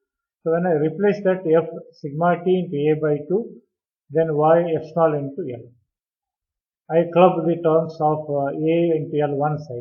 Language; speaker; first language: English; non-native, local second language; Kannada